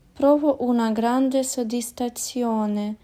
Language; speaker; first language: Italian; non-native, fluent; Ukrainian